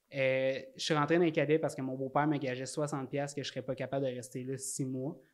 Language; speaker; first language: French; native; French